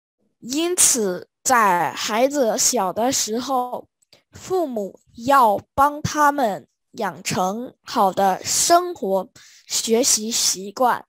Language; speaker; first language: Chinese; non-native, fluent; Vietnamese